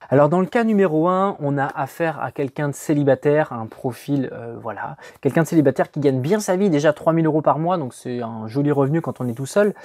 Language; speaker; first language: French; native; French